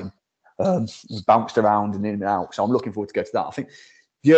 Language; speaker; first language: English; native; English